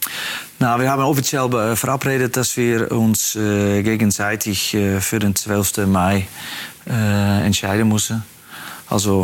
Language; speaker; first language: German; non-native, fluent; Dutch